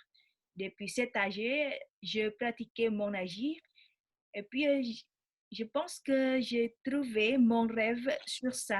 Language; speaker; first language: French; non-native, learner; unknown